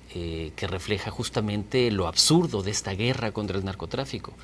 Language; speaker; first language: Spanish; native; Spanish